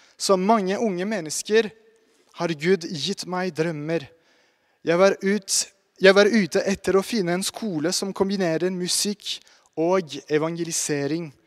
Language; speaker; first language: Norwegian; non-native, fluent; French